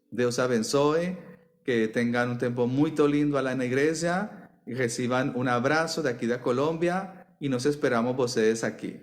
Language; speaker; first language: Portuguese; non-native, fluent; Spanish